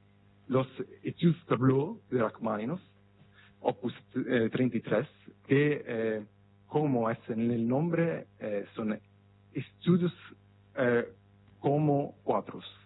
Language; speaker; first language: Spanish; non-native, fluent; Italian